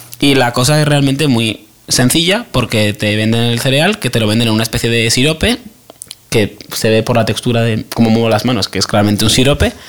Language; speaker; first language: Spanish; native; Spanish